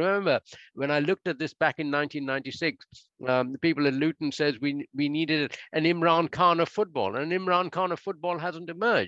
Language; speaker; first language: English; non-native, local second language; Bangla